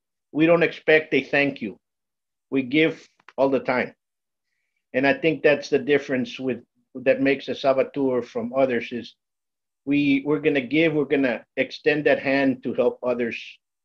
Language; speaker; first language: English; native; English